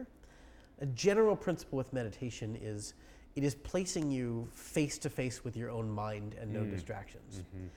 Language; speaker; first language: English; native; English